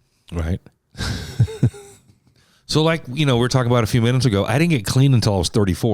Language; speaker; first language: English; native; English